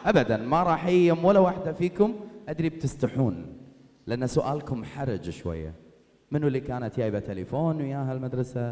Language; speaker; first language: Arabic; native; Arabic